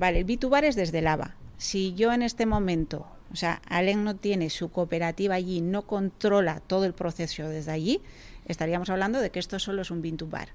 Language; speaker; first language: Spanish; native; Spanish